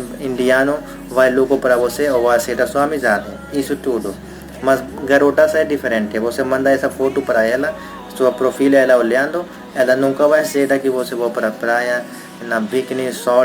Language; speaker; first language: Portuguese; non-native, learner; Hindi